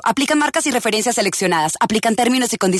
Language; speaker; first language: Spanish; native; Spanish